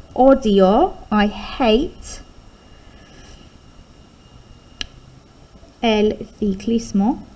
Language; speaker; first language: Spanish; non-native, fluent; English